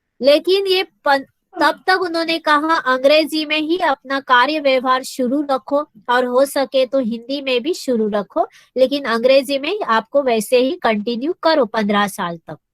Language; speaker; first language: Hindi; non-native, local second language; Marathi